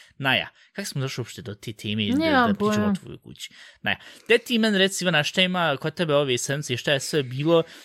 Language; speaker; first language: Bosnian; early bilingual, heritage; Bosnian